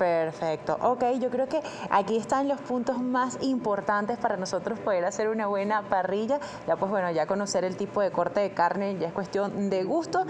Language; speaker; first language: Spanish; native; Spanish